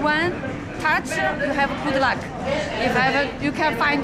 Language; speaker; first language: English; non-native, learner; French